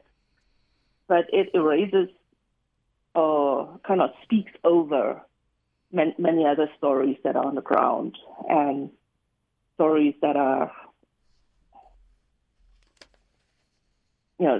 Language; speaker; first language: English; native; English